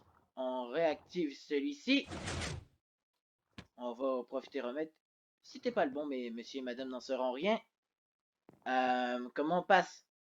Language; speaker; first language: French; native; French